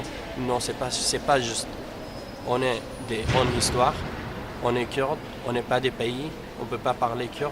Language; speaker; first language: French; non-native, learner; Kurdish